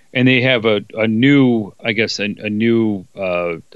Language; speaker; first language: English; native; English